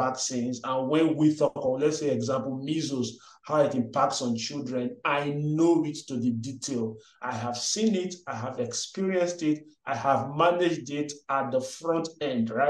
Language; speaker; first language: English; non-native, local second language; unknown